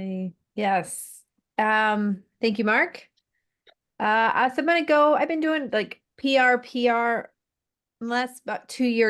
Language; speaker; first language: English; native; English